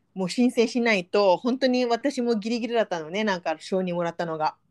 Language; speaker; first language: Japanese; non-native, fluent; Malay